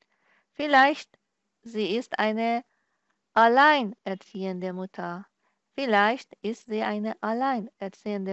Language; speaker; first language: German; non-native, fluent; Persian